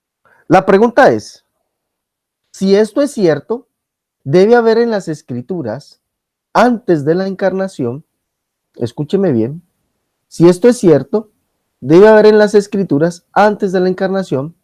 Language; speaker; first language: Spanish; native; Spanish